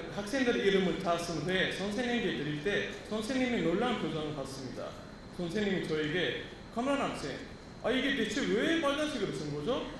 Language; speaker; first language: Korean; non-native, fluent; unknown